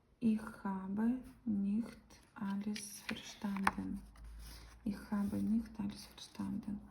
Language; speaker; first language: German; non-native, learner; Ukrainian